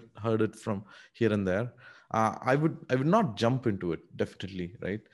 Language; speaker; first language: English; non-native, local second language; Tamil